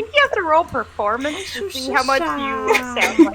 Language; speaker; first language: English; native; English